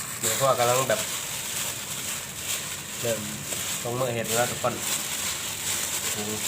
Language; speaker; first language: Thai; non-native, local second language; Northeastern Thai